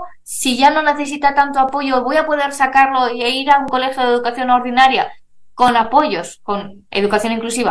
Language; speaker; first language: Spanish; native; Spanish